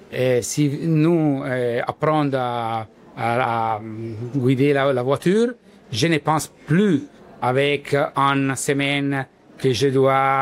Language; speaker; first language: French; non-native, learner; Italian